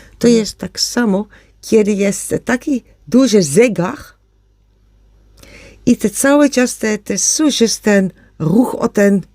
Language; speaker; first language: Polish; non-native, learner; Dutch